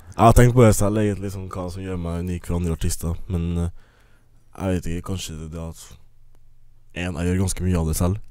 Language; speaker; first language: Norwegian; early bilingual, other home language; English